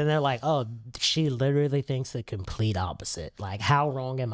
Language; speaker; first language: English; native; English